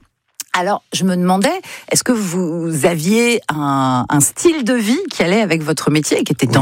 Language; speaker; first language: French; native; French